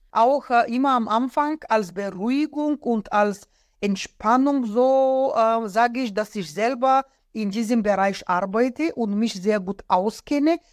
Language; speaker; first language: German; non-native, fluent; Bulgarian